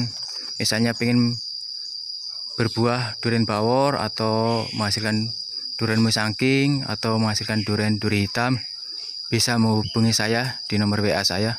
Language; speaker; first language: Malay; non-native, local second language; Javanese